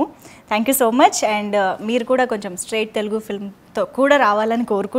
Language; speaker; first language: Telugu; native; Telugu